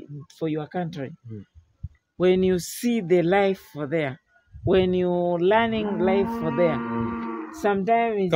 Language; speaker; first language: English; non-native, learner; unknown